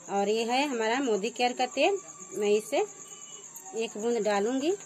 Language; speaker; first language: Hindi; native; Hindi